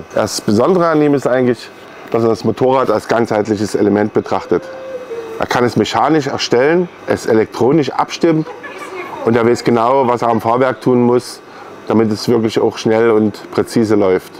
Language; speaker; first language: German; native; German